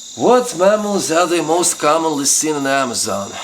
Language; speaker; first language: English; non-native, fluent; Lithuanian